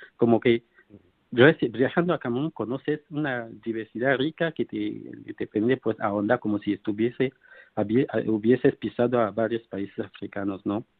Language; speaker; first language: Spanish; non-native, fluent; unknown